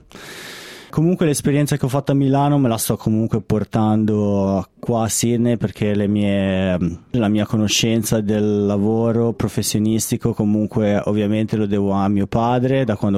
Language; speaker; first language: Italian; native; Italian